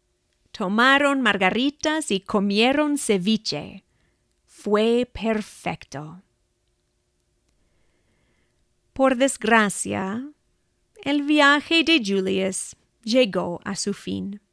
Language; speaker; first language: Spanish; non-native, fluent; English